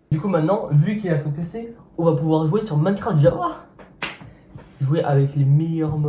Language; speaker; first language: French; native; French